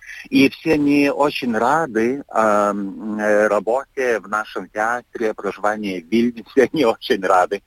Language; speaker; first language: Russian; non-native, fluent; Lithuanian